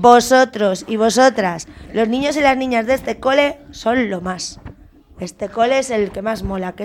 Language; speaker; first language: Spanish; native; Spanish